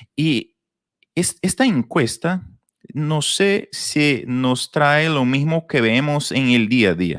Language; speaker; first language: Spanish; non-native, fluent; Portuguese